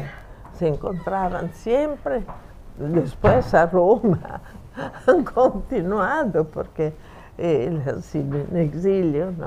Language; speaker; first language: Spanish; non-native, fluent; Italian